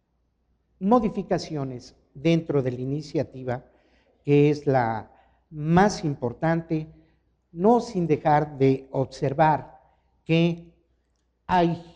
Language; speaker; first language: Spanish; native; Spanish